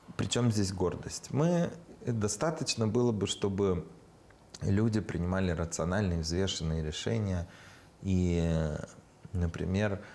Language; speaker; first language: Russian; native; Russian